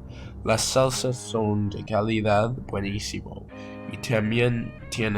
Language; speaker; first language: Spanish; non-native, learner; English